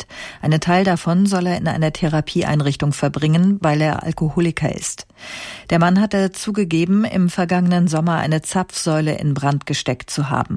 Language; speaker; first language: German; native; German